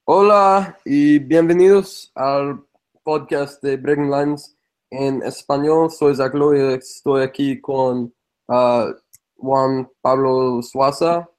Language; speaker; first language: Spanish; non-native, fluent; English